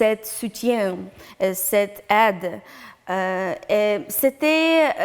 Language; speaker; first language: French; non-native, learner; Ukrainian